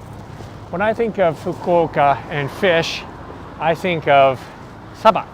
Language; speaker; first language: English; non-native, fluent; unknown